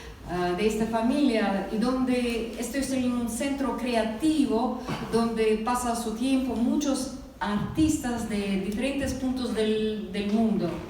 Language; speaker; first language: Spanish; non-native, fluent; Russian